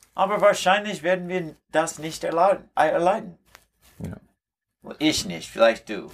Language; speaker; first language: German; non-native, learner; English